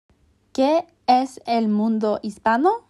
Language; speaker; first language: Spanish; non-native, fluent; Norwegian